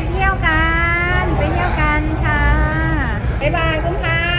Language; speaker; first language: Thai; native; Thai